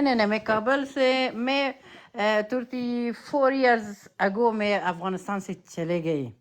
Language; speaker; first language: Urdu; non-native, fluent; Persian